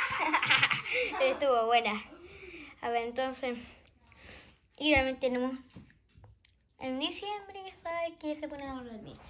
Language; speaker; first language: Spanish; early bilingual, heritage; Spanish